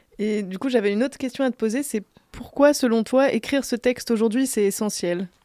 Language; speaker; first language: French; native; French